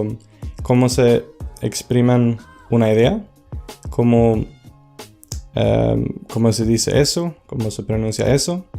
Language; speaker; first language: Spanish; non-native, fluent; Swedish